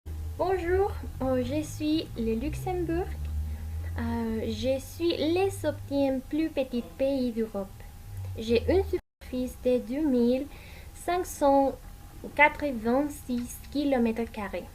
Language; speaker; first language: French; non-native, learner; Spanish